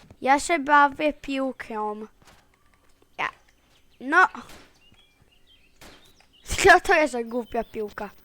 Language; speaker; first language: Polish; early bilingual, heritage; Polish